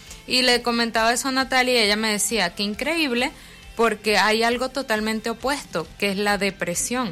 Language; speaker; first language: Spanish; native; Spanish